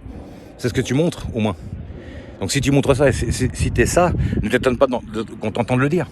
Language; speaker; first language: French; native; French